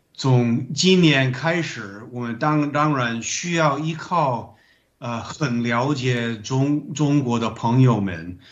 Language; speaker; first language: Chinese; non-native, fluent; English